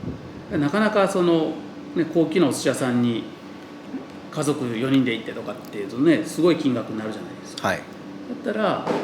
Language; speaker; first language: Japanese; native; Japanese